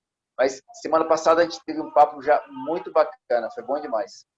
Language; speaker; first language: Portuguese; native; Portuguese